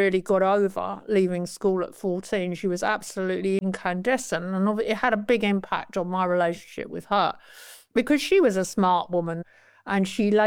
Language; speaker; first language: English; native; English